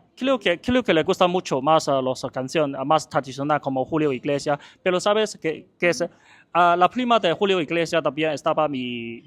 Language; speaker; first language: Spanish; non-native, learner; Chinese